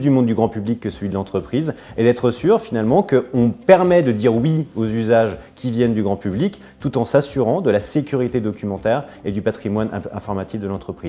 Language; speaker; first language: French; native; French